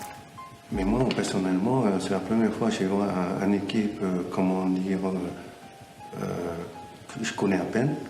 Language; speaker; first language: French; non-native, local second language; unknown